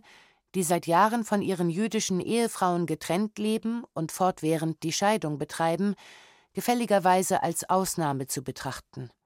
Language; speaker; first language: German; native; German